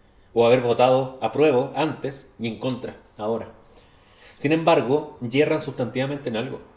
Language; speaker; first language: Spanish; native; Spanish